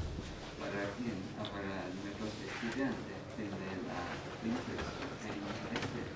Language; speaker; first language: Spanish; non-native, learner; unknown